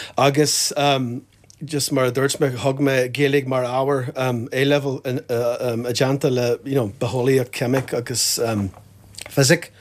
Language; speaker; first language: Irish; non-native, local second language; English